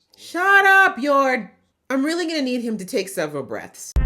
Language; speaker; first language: English; native; English